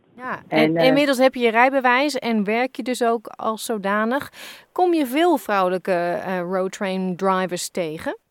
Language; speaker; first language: Dutch; native; Dutch